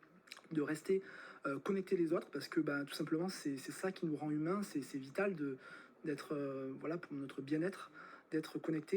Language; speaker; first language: French; native; French